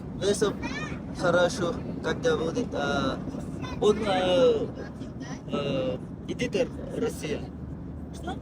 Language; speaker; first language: Russian; non-native, learner; Bangla